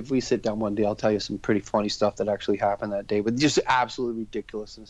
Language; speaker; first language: English; native; English